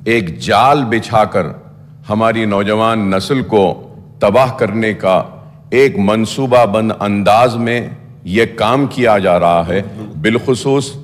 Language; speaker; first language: Urdu; native; Urdu